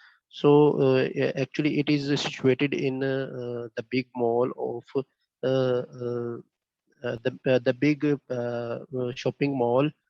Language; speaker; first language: English; non-native, learner; Bangla